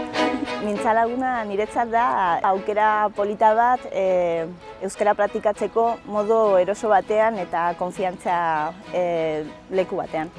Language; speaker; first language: Basque; non-native, local second language; Spanish